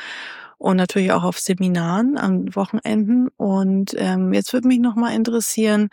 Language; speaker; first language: German; native; German